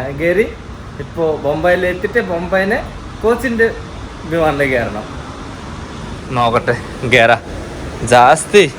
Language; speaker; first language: Malayalam; non-native, learner; Bangla